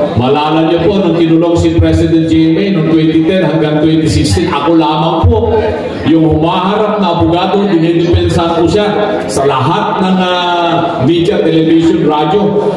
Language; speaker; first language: Filipino; non-native, local second language; Pangasinan